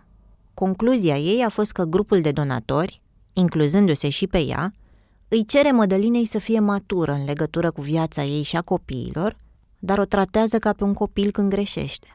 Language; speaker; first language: Romanian; native; Romanian